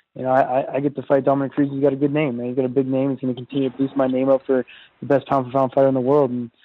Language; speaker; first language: English; native; English